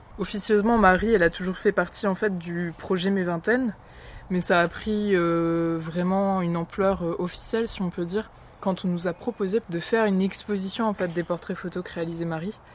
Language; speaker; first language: French; native; French